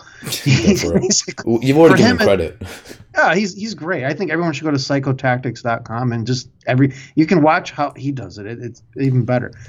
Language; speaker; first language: English; native; English